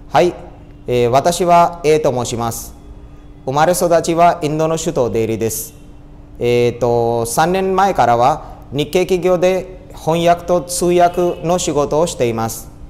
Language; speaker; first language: Japanese; non-native, fluent; Hindi